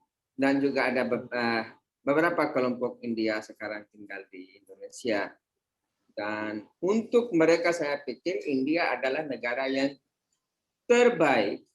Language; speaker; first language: Indonesian; non-native, fluent; Hindi